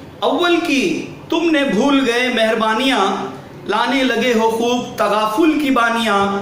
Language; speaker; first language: Urdu; native; Urdu